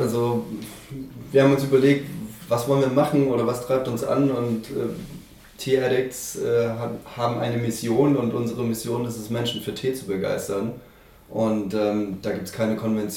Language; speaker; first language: German; native; German